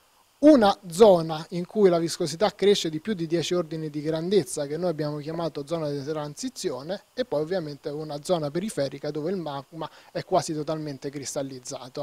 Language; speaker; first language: Italian; native; Italian